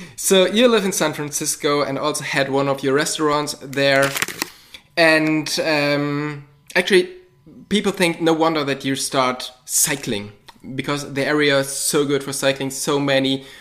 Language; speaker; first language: English; non-native, fluent; German